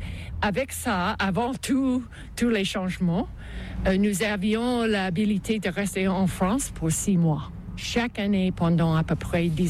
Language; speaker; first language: French; non-native, local second language; English